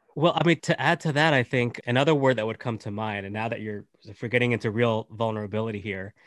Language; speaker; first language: English; native; English